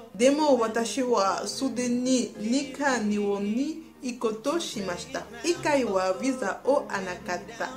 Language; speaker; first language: Japanese; non-native, learner; Lingala